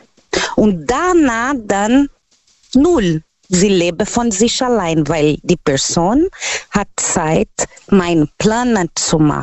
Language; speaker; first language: German; non-native, fluent; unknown